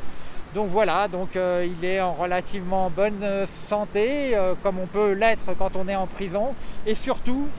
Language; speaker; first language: French; native; French